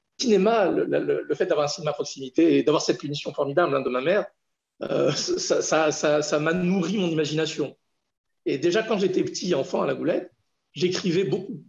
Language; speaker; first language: French; native; French